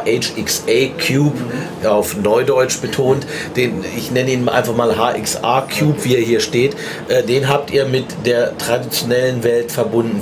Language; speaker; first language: German; native; German